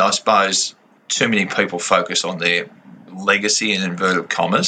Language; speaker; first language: English; native; English